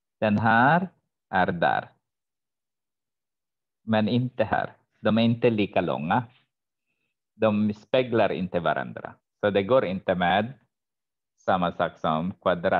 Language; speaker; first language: Swedish; non-native, fluent; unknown